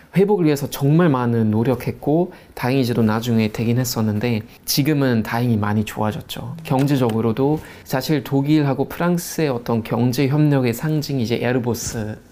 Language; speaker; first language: Korean; non-native, fluent; German